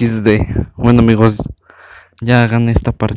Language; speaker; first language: Spanish; native; Spanish